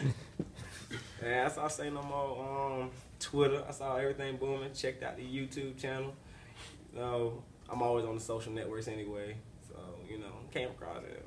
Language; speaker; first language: English; native; English